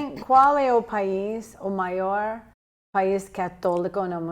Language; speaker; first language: Portuguese; non-native, fluent; English